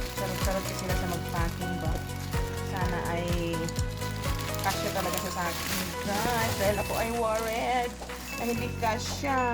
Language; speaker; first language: Filipino; non-native, local second language; Cebuano